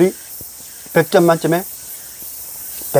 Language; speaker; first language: Korean; native; Korean